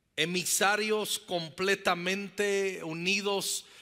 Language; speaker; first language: Spanish; native; Spanish